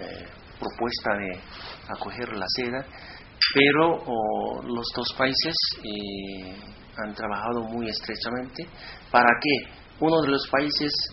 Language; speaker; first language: Spanish; non-native, fluent; Korean